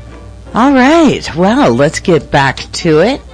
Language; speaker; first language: English; native; English